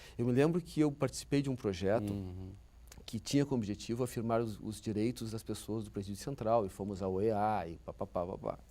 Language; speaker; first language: Portuguese; native; Portuguese